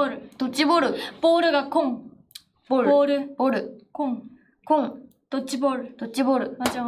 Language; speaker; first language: Korean; non-native, fluent; Japanese